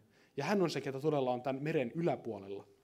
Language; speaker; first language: Finnish; native; Finnish